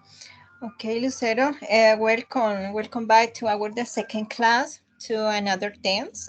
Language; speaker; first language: English; non-native, learner; Spanish